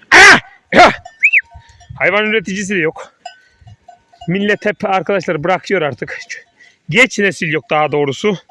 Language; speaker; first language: Turkish; native; Turkish